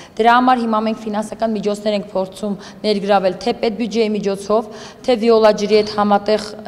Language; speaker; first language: Armenian; native; Armenian